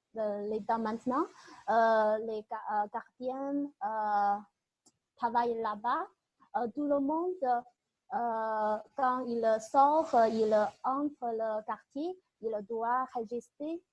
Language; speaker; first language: French; non-native, learner; Chinese